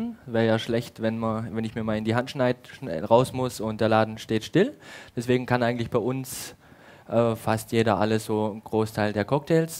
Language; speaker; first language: German; native; German